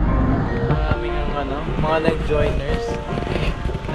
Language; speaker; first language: Filipino; native; Filipino